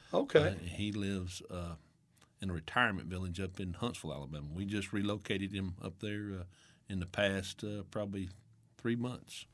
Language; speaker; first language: English; native; English